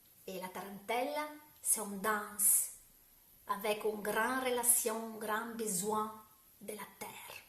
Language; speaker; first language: French; non-native, learner; Italian